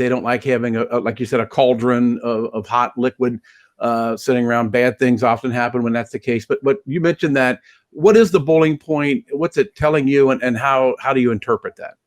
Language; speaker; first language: English; native; English